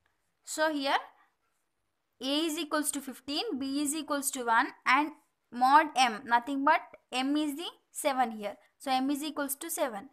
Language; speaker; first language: English; non-native, local second language; Telugu